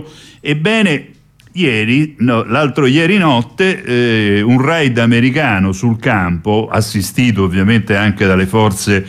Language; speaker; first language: Italian; native; Italian